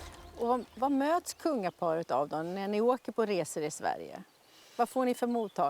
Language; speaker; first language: Swedish; native; Swedish